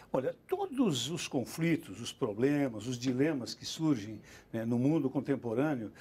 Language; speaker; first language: Portuguese; native; Portuguese